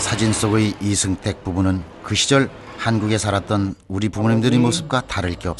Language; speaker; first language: Korean; native; Korean